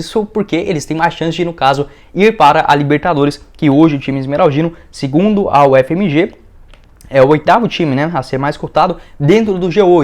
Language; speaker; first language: Portuguese; native; Portuguese